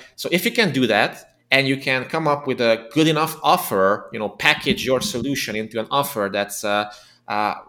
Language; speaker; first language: English; non-native, fluent; Romanian